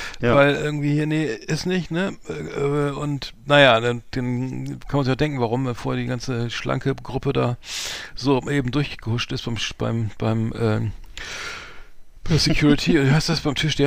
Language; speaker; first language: German; native; German